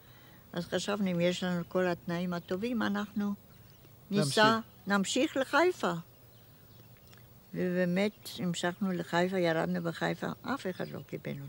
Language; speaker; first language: Hebrew; non-native, fluent; German